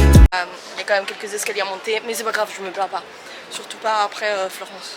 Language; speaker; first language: French; native; French